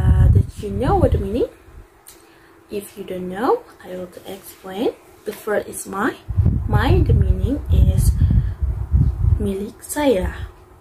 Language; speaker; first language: English; non-native, learner; Indonesian